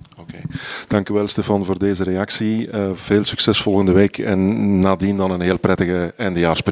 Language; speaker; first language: Dutch; native; Dutch